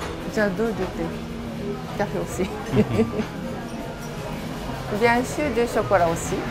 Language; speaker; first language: French; non-native, learner; Japanese